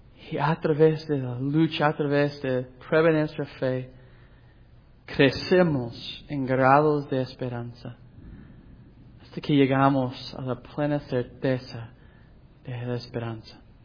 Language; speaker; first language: Spanish; non-native, fluent; English